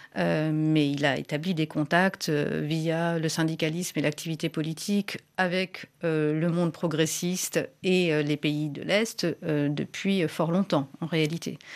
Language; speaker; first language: French; native; French